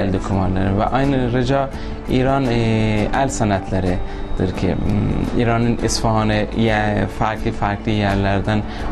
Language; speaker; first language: Turkish; non-native, local second language; Persian